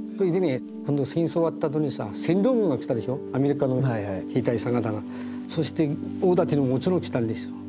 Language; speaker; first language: Japanese; native; Japanese